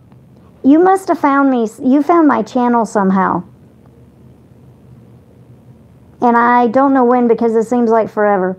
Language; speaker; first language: English; native; English